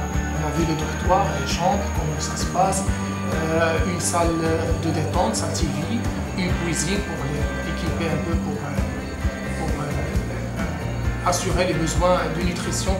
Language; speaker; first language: French; non-native, local second language; Arabic